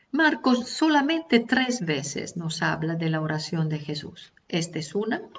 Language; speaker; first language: Spanish; non-native, fluent; Italian